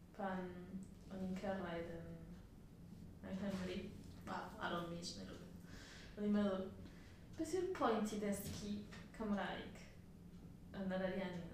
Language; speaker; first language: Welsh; non-native, learner; Spanish